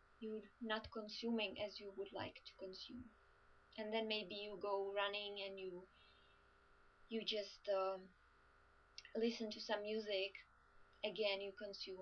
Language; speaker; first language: English; non-native, fluent; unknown